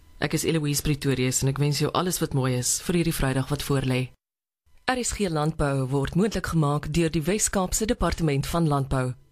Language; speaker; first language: Afrikaans; native; Afrikaans